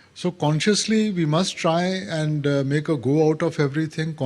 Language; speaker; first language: English; non-native, local second language; Punjabi